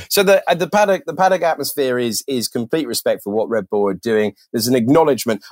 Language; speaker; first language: English; native; English